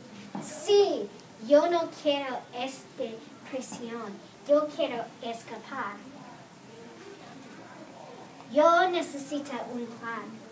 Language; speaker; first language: Spanish; non-native, learner; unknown